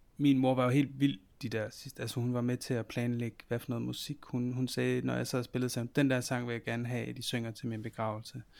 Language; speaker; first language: Danish; native; Danish